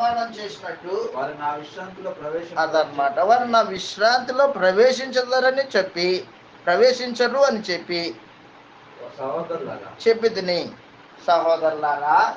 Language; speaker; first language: Telugu; native; Telugu